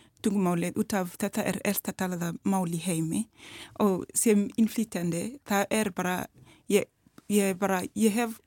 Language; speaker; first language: Icelandic; non-native, learner; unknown